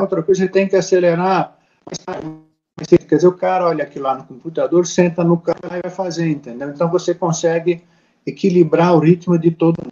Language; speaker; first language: Portuguese; native; Portuguese